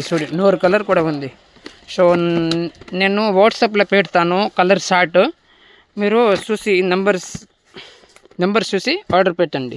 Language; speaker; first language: Telugu; non-native, local second language; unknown